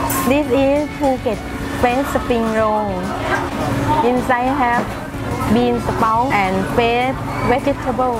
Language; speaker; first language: English; non-native, learner; Thai